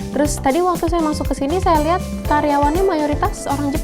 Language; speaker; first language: Indonesian; native; Indonesian